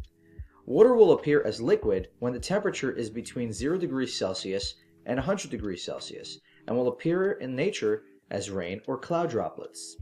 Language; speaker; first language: English; native; English